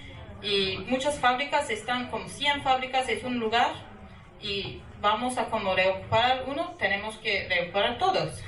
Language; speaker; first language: Spanish; non-native, learner; Kurdish